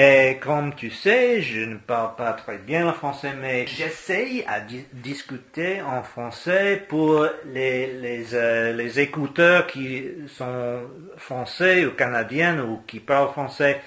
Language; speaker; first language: French; non-native, learner; English